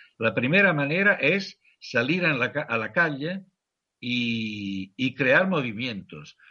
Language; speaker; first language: Spanish; non-native, fluent; Italian